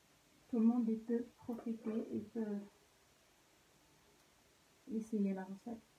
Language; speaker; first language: French; non-native, local second language; Arabic